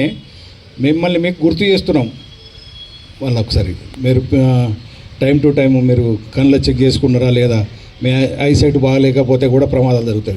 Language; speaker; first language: Telugu; native; Telugu